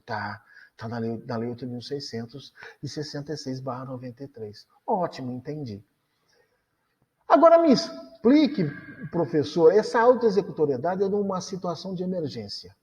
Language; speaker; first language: Portuguese; native; Portuguese